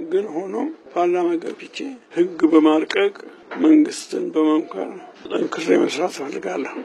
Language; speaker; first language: Amharic; non-native, local second language; Oromo